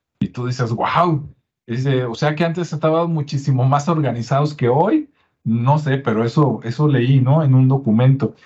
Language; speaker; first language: Spanish; native; Spanish